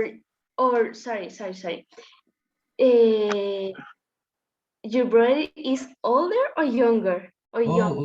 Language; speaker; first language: English; non-native, learner; Spanish